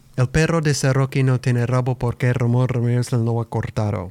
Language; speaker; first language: Spanish; non-native, learner; English